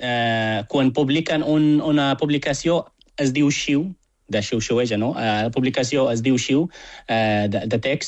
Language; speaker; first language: Catalan; non-native, fluent; Arabic